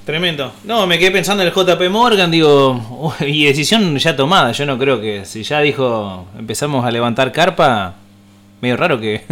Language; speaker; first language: Spanish; native; Spanish